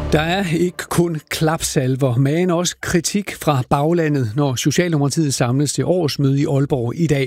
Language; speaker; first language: Danish; native; Danish